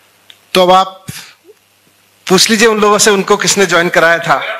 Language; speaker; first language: Hindi; native; Hindi